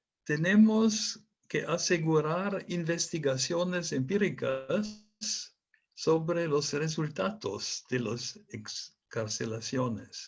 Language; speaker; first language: Spanish; non-native, fluent; German